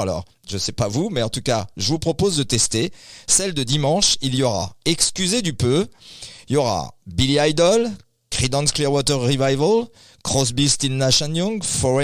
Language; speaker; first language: French; native; French